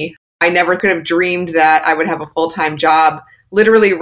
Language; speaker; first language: English; native; English